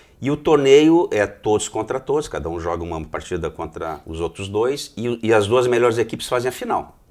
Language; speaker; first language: Portuguese; native; Portuguese